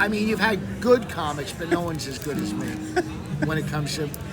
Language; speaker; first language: English; native; English